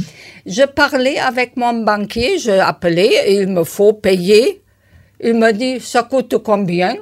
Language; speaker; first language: French; non-native, learner; German